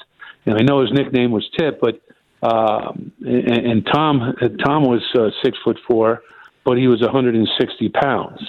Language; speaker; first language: English; native; English